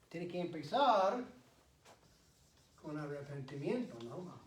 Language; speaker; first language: Spanish; non-native, fluent; English